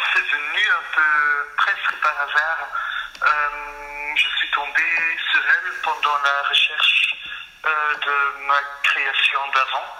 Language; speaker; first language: French; non-native, fluent; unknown